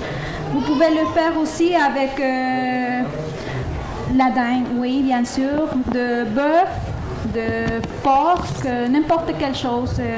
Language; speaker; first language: French; non-native, fluent; Spanish